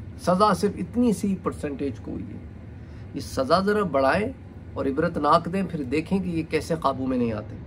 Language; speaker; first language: Urdu; native; Urdu